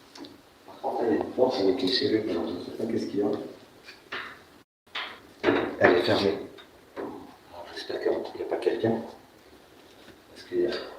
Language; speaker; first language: French; native; French